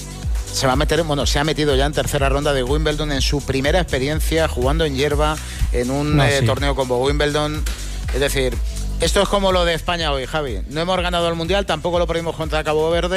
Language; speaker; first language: Spanish; native; Spanish